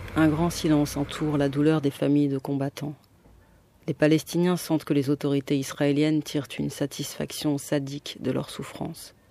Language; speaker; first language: French; native; French